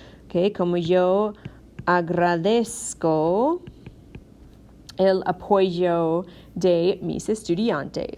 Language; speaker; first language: Spanish; non-native, fluent; English